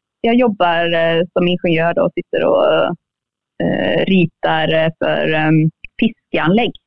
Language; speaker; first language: Swedish; native; Swedish